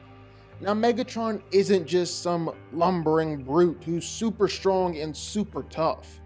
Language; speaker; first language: English; native; English